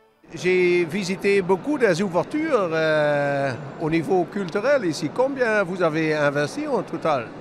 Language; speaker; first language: French; non-native, fluent; Dutch